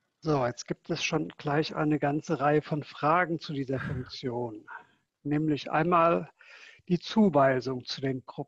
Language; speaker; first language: German; native; German